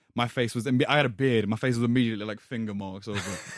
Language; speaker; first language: English; native; English